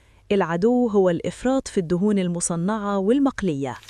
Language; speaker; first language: Arabic; native; Arabic